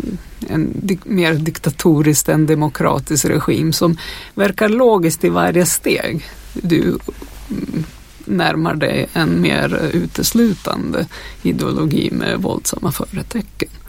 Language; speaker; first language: Swedish; non-native, fluent; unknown